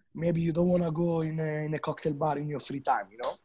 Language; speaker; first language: English; non-native, fluent; Italian